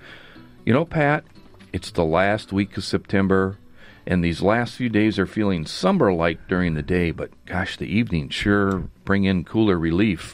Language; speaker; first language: English; native; English